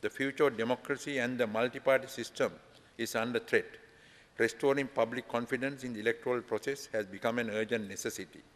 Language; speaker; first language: English; non-native, local second language; Sinhala